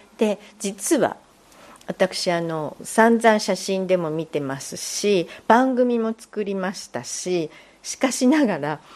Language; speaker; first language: Japanese; native; Japanese